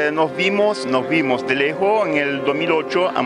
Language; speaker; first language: Spanish; non-native, learner; Italian